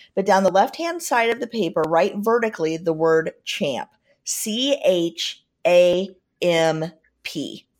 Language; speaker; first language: English; native; English